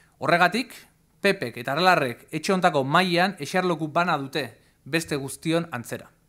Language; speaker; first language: Basque; native; Basque